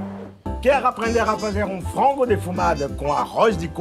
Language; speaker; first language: Portuguese; non-native, fluent; French